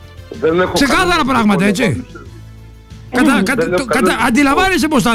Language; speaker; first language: Greek; native; Greek